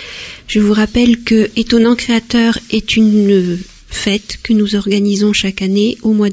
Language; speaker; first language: French; native; French